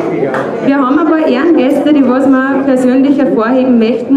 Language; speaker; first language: German; native; German